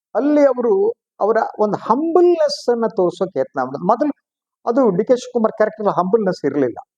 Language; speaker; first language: Kannada; native; Kannada